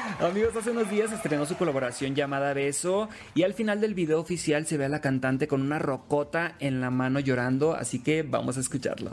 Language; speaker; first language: Spanish; native; Spanish